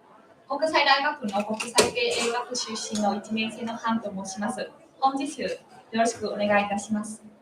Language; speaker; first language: Japanese; non-native, learner; Vietnamese